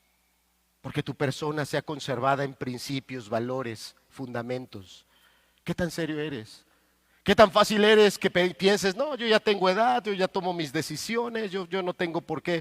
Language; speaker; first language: Spanish; native; Spanish